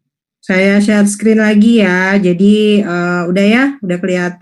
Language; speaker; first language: Indonesian; native; Indonesian